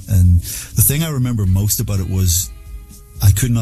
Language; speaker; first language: English; native; English